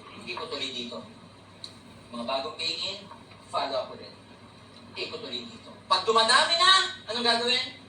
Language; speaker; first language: Filipino; native; Filipino